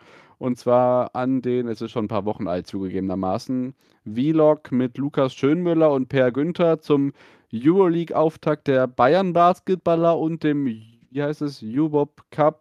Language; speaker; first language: German; native; German